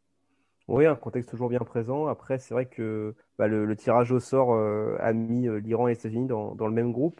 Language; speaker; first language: French; native; French